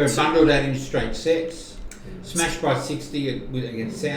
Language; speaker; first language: English; native; English